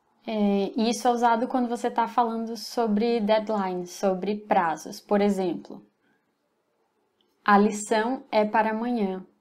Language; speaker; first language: Portuguese; non-native, fluent; English